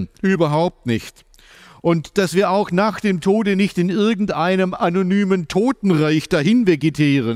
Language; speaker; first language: German; native; German